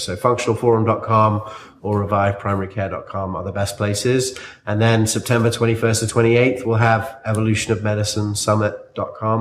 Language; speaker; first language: English; native; English